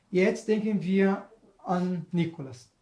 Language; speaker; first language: German; non-native, learner; Portuguese